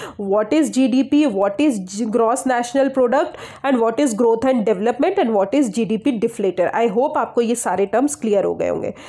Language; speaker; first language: Hindi; native; Hindi